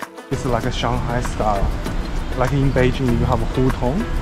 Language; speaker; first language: English; non-native, fluent; Chinese